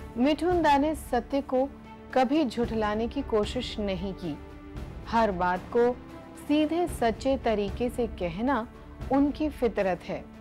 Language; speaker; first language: Hindi; native; Hindi